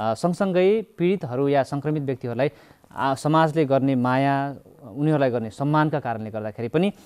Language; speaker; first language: Nepali; native; Nepali